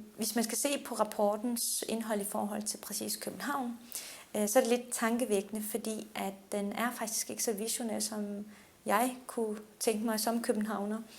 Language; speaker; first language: Danish; early bilingual, other home language; Turkish